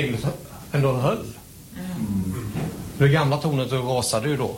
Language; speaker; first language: Swedish; native; Swedish